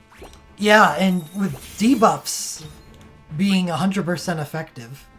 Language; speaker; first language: English; native; English